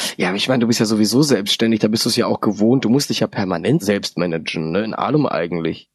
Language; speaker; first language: German; early bilingual, other home language; Polish